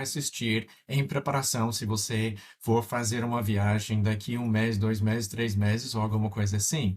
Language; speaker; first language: Portuguese; non-native, fluent; English